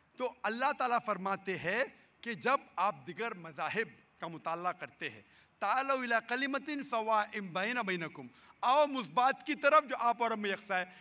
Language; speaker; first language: Hindi; non-native, local second language; Konkani